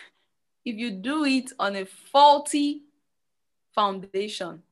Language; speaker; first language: English; non-native, local second language; Igbo